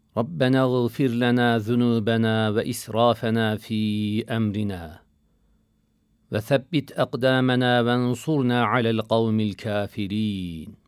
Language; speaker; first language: Arabic; non-native, fluent; Turkish